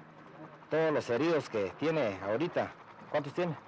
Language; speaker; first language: Spanish; native; Spanish